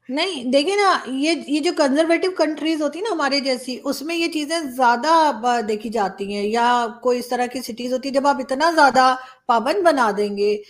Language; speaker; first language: Urdu; native; Urdu